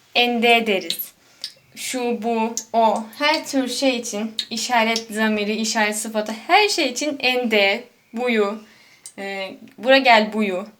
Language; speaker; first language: Turkish; native; Turkish